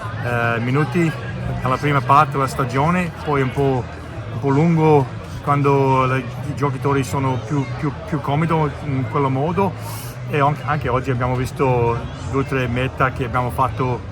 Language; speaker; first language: Italian; non-native, learner; English